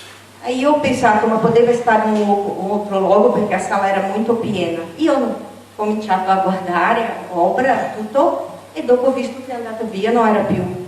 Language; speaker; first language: Italian; non-native, fluent; Portuguese